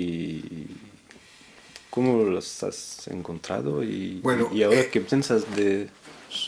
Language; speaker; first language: Spanish; non-native, fluent; French